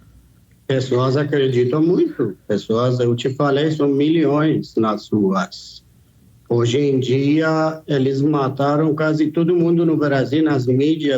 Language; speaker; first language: Portuguese; non-native, fluent; Persian